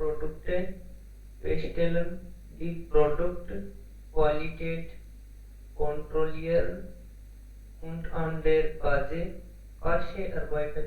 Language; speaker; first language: German; non-native, learner; Hindi